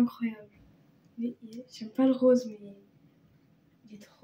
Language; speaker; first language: French; native; French